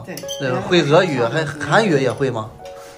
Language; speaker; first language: Chinese; native; Chinese